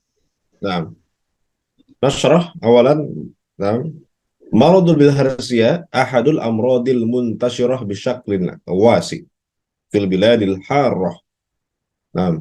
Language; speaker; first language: Arabic; non-native, fluent; Indonesian